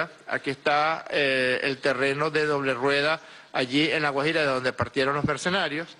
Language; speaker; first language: Spanish; native; Spanish